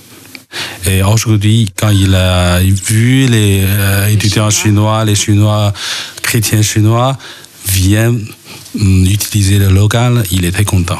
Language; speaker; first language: French; non-native, fluent; Chinese